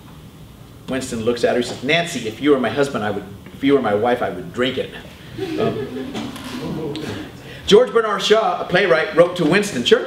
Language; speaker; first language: English; native; English